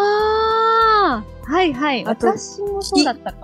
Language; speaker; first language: Japanese; native; Japanese